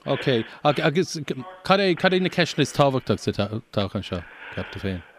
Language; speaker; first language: Irish; non-native, local second language; English